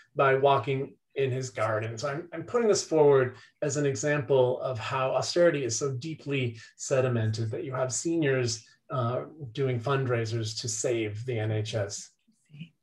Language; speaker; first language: English; native; English